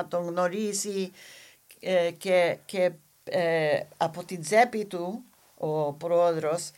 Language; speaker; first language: Greek; non-native, learner; English